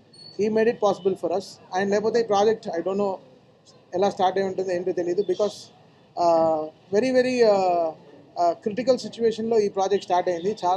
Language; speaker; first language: Telugu; native; Telugu